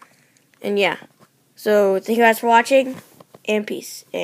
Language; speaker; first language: English; native; English